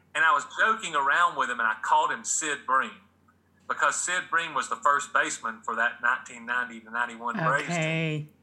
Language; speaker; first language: English; native; English